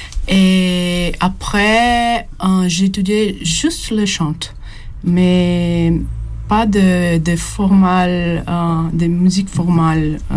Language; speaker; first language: French; non-native, fluent; Portuguese